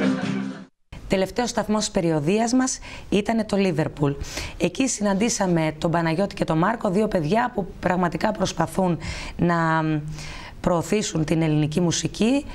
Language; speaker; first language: Greek; native; Greek